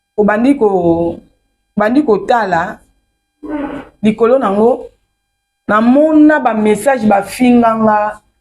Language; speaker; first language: Lingala; non-native, local second language; Kongo